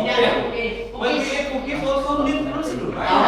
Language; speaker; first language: English; non-native, fluent; Indonesian